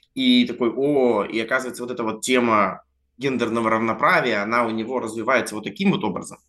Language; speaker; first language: Russian; native; Russian